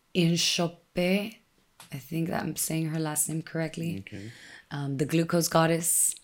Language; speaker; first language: English; early bilingual, other home language; Spanish